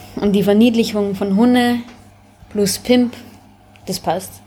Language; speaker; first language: German; native; German